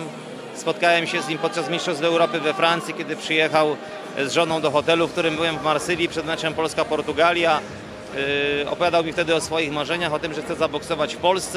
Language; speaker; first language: Polish; native; Polish